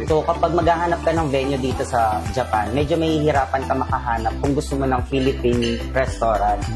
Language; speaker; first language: Filipino; native; Filipino